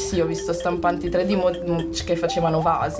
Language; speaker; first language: Italian; native; Italian